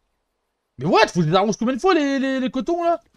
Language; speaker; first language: French; native; French